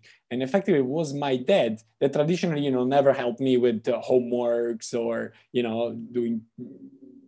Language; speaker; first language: English; non-native, fluent; Italian